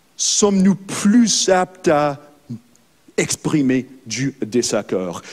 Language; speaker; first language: French; non-native, fluent; English